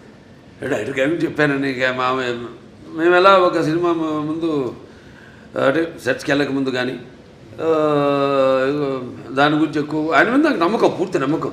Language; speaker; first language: Telugu; native; Telugu